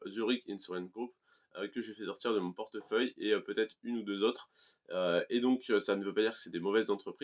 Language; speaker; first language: French; native; French